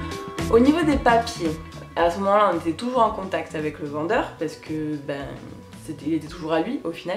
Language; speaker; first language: French; native; French